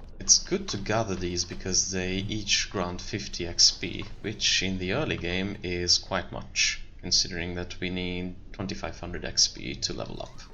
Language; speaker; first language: English; non-native, fluent; German